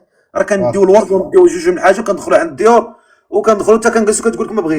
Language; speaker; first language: Arabic; native; Arabic